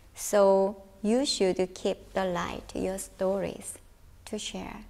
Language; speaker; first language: English; non-native, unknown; Korean